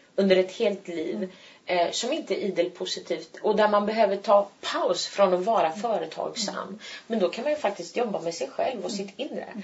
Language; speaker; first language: Swedish; early bilingual, other home language; Turkish